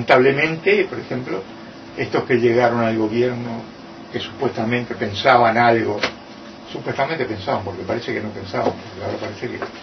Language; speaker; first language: Spanish; native; Spanish